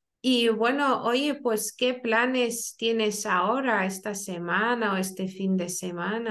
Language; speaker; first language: Spanish; non-native, fluent; Lithuanian